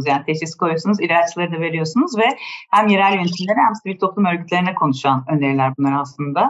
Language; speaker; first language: Turkish; native; Turkish